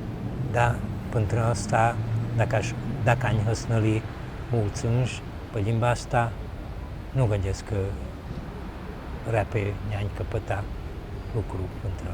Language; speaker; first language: Romanian; early bilingual, heritage; Romanian